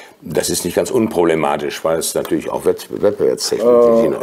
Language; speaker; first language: German; native; German